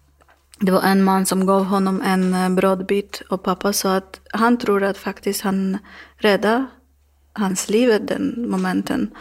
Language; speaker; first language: Swedish; non-native, learner; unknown